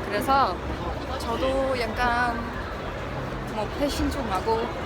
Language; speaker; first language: Korean; non-native, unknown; Swedish